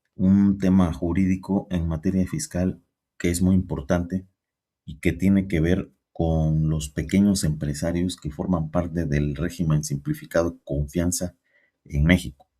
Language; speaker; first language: Spanish; native; Spanish